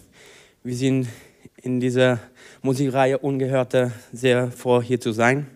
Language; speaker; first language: German; non-native, learner; Spanish